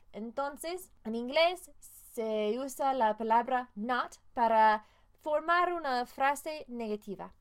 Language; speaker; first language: Spanish; non-native, fluent; English